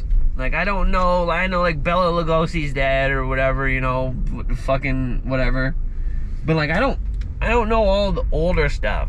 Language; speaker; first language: English; native; English